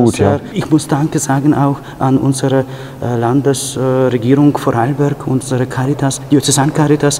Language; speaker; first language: German; non-native, fluent; Ukrainian